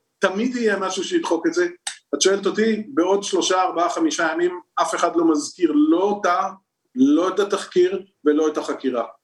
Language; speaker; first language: Hebrew; native; Hebrew